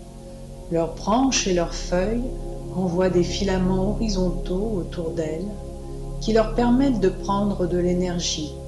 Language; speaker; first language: French; native; French